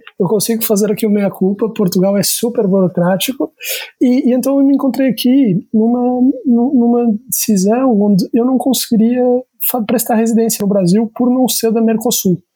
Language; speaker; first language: Portuguese; native; Portuguese